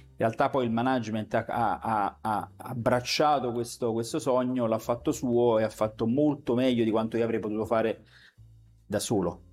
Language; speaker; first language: Italian; native; Italian